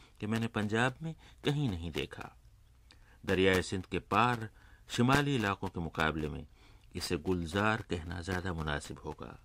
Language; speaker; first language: Urdu; native; Urdu